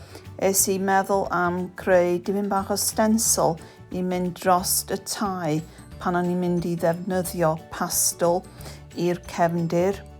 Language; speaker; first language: Welsh; non-native, local second language; English